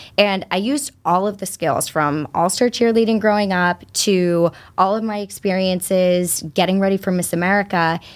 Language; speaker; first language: English; native; English